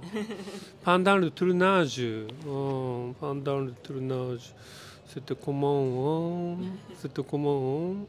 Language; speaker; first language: French; non-native, learner; Japanese